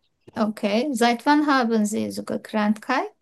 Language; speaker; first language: German; non-native, learner; Turkish